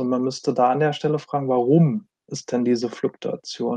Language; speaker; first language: German; native; German